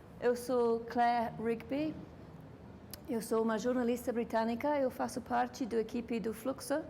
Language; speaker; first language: Portuguese; non-native, fluent; English